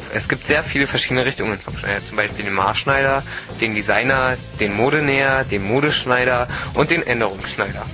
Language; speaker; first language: German; native; German